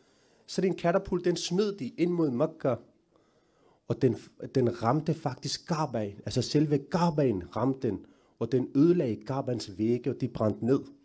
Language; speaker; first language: Danish; early bilingual, other home language; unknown